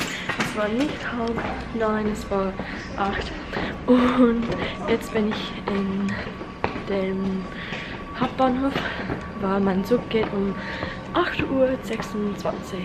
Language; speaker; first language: German; non-native, learner; English